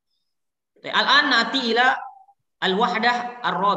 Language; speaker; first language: Arabic; non-native, fluent; Indonesian